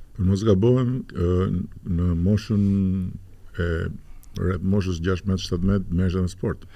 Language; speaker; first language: Albanian; native; Albanian